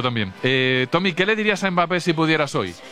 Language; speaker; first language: Spanish; native; Spanish